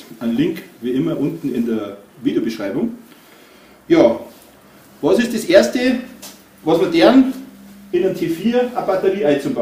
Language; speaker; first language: German; native; German